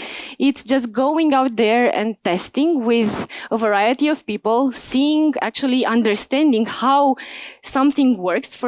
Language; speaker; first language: English; non-native, fluent; Romanian